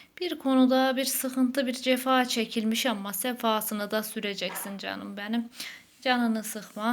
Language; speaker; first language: Turkish; native; Turkish